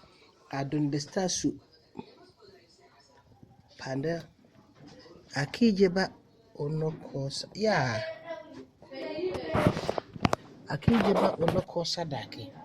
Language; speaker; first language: Spanish; non-native, learner; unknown